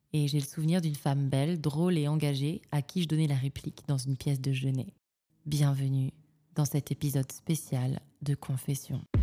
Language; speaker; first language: French; native; French